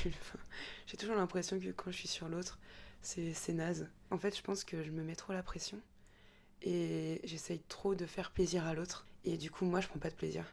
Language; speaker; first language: French; native; French